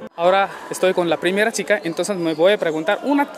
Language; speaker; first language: Spanish; non-native, learner; Hindi